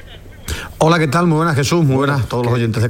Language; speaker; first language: Spanish; native; Spanish